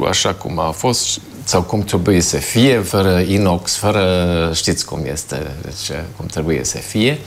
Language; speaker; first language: Romanian; non-native, fluent; German